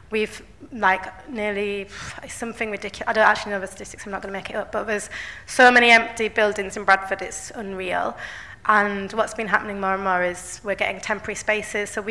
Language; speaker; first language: English; native; English